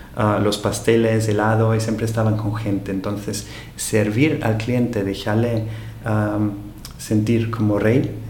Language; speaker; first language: Spanish; non-native, fluent; German